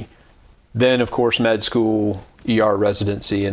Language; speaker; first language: English; native; English